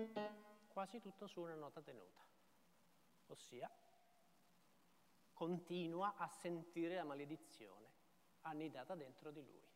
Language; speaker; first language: Italian; native; Italian